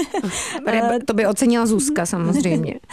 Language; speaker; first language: Czech; native; Czech